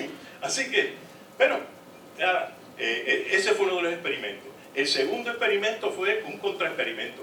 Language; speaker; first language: Spanish; native; Spanish